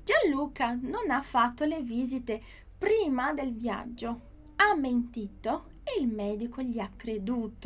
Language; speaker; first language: Italian; non-native, fluent; Portuguese